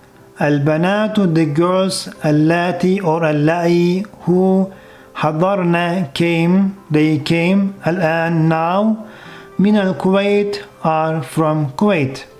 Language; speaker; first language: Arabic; non-native, fluent; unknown